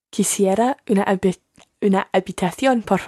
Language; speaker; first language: Spanish; non-native, learner; English